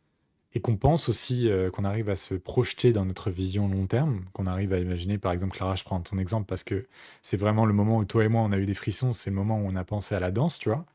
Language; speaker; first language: French; native; French